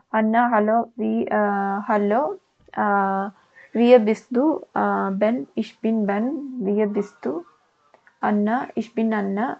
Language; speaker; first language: German; non-native, learner; Malayalam